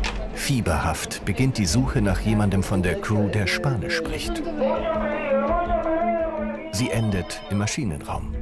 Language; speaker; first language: German; native; German